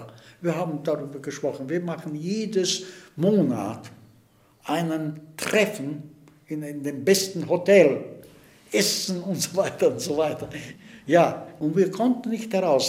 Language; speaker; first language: German; non-native, fluent; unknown